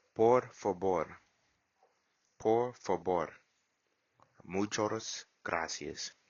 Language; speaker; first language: Spanish; non-native, learner; English